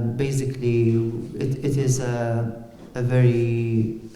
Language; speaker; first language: English; non-native, local second language; Maltese